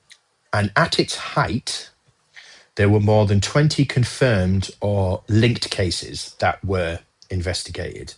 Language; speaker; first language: English; native; English